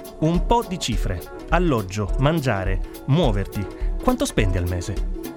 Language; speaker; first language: Italian; native; Italian